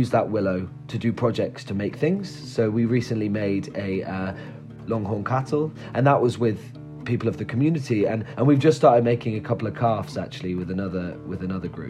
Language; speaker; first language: English; native; English